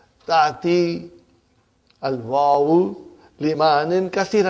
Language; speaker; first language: Arabic; non-native, fluent; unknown